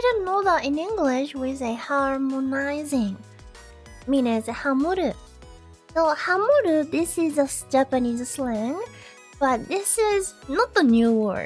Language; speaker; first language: English; non-native, learner; Japanese